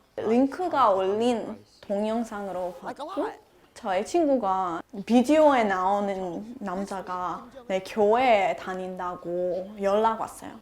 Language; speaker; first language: Korean; non-native, fluent; English